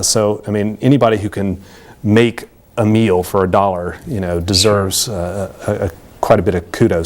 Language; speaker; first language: English; native; English